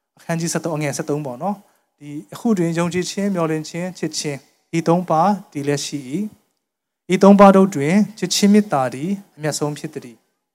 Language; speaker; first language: Burmese; non-native, local second language; Tedim Chin